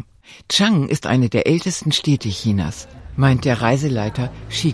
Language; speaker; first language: German; native; German